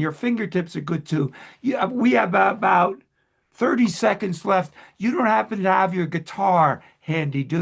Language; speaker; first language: English; native; English